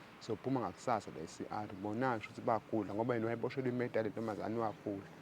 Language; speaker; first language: Zulu; native; Zulu